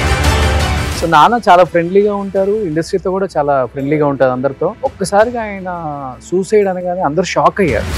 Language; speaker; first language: Telugu; native; Telugu